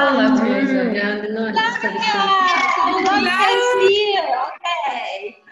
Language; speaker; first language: English; non-native, fluent; Polish